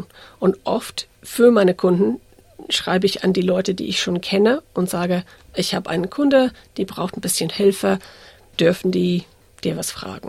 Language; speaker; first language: German; non-native, fluent; English